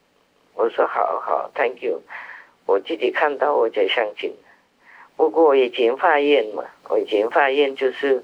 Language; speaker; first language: Chinese; non-native, fluent; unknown